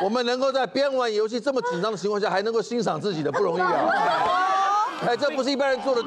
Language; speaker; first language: Chinese; native; Chinese